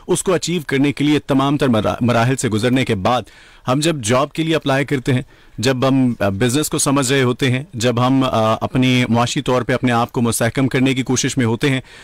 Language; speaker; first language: Urdu; native; Urdu